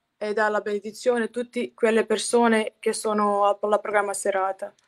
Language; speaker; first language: Italian; non-native, fluent; Croatian